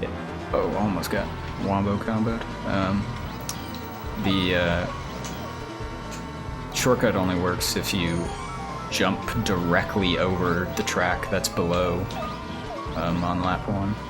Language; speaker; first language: English; native; English